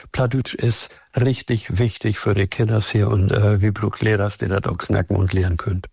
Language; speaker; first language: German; native; German